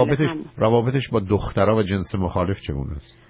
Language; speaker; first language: Persian; native; Persian